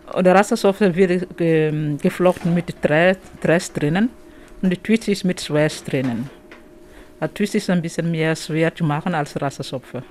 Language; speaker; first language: German; non-native, learner; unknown